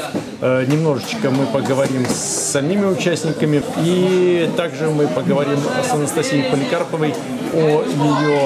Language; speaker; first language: Russian; native; Russian